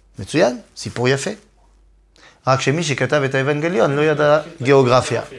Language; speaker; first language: Hebrew; non-native, fluent; French